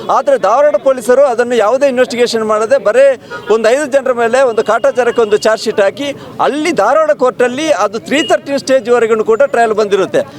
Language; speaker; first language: Kannada; native; Kannada